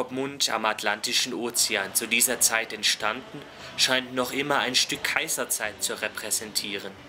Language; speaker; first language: German; native; German